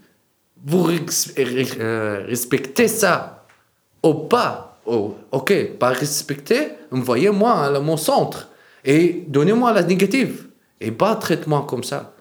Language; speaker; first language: French; non-native, learner; Arabic